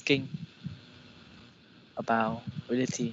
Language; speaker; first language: English; non-native, learner; Vietnamese